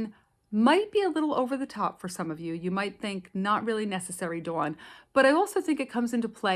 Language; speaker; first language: English; native; English